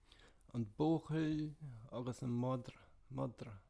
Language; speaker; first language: Irish; non-native, learner; English